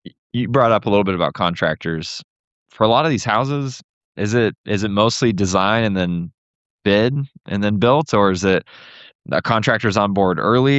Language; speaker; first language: English; native; English